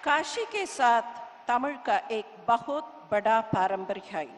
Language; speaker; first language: Hindi; non-native, local second language; Tamil